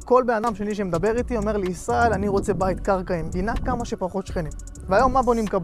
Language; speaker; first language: Hebrew; native; Hebrew